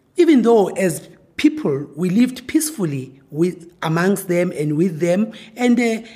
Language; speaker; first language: English; non-native, local second language; Zulu